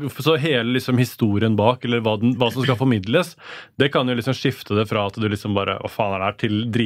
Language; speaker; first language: Norwegian; native; Norwegian